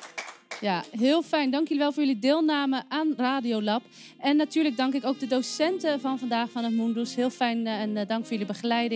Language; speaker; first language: Dutch; native; Dutch